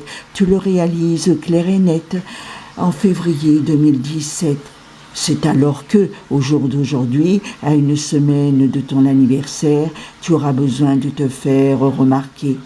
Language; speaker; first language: French; native; French